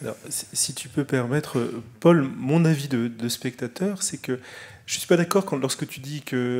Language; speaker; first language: French; native; French